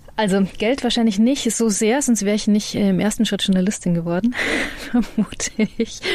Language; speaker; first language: German; native; German